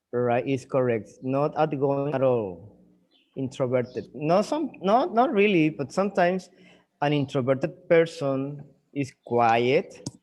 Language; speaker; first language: English; non-native, fluent; Spanish